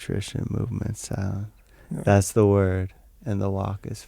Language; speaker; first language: English; native; English